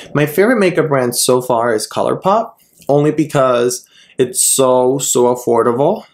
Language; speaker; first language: English; non-native, fluent; Spanish